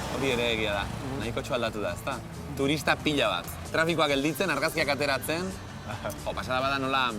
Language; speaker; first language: Basque; native; Basque